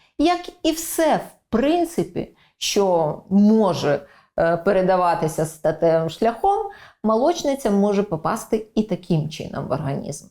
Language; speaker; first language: Ukrainian; native; Ukrainian